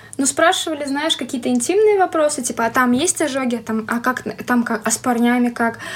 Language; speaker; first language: Russian; native; Russian